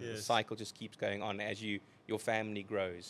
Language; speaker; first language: English; native; English